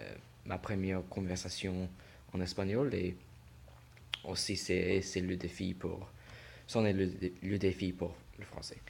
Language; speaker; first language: French; non-native, learner; English